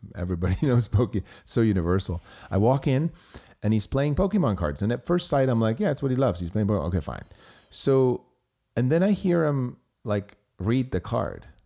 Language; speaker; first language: English; non-native, fluent; German